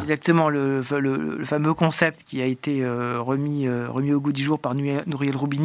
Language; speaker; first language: French; native; French